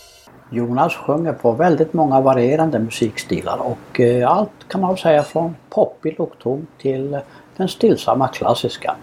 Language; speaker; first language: Swedish; native; Swedish